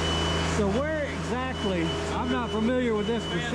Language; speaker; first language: English; native; English